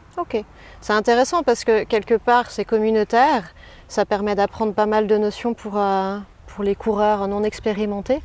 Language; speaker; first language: French; native; French